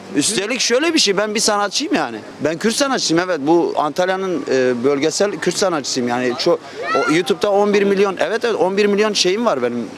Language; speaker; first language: Turkish; non-native, local second language; Kurdish